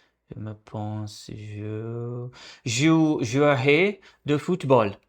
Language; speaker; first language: French; non-native, learner; Portuguese